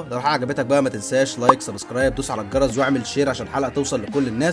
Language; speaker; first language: Arabic; native; Arabic